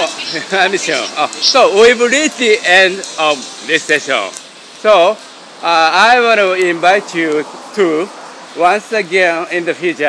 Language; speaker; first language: English; non-native, learner; Japanese